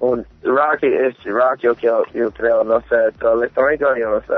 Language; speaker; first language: Spanish; early bilingual, heritage; English